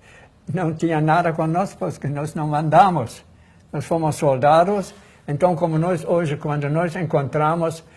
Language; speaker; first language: Portuguese; non-native, fluent; German